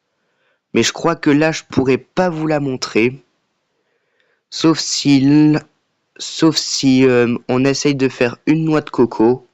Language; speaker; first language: French; native; French